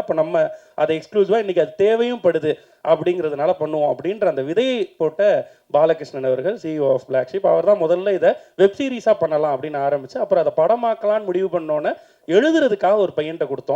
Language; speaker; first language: Tamil; native; Tamil